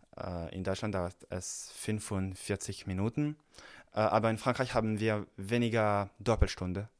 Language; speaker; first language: German; non-native, learner; French